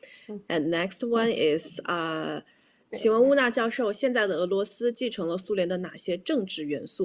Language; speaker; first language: Chinese; native; Chinese